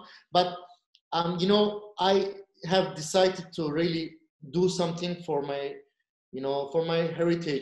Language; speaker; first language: English; non-native, fluent; Turkish